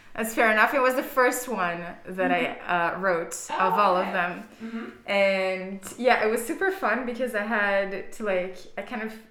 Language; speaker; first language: English; non-native, fluent; Portuguese